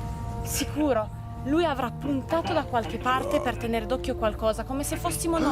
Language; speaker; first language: Italian; native; Italian